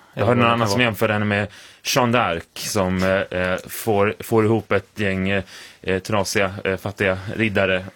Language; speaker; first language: Swedish; native; Swedish